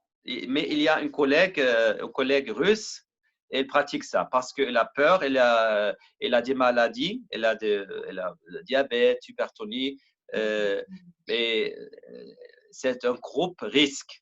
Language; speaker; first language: French; non-native, learner; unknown